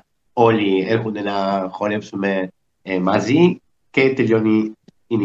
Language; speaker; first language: Greek; early bilingual, heritage; Spanish